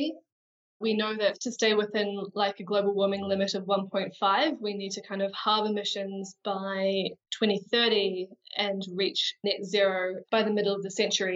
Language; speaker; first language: English; native; English